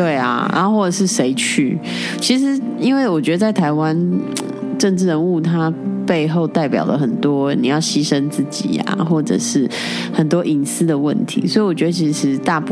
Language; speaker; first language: Chinese; native; Chinese